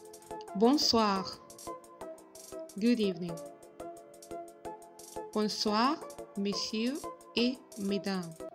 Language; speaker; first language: French; non-native, fluent; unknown